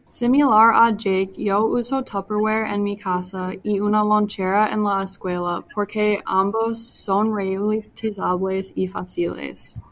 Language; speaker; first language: Spanish; non-native, learner; English